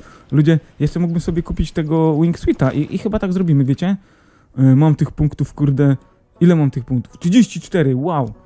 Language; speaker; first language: Polish; native; Polish